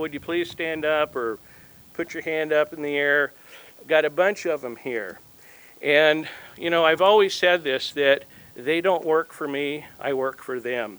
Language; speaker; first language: English; native; English